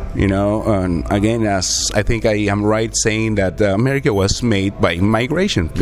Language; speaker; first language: English; non-native, learner; Spanish